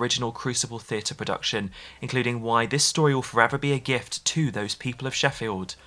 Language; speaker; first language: English; native; English